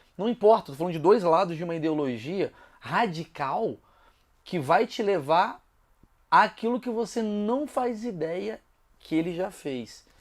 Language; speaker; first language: Portuguese; native; Portuguese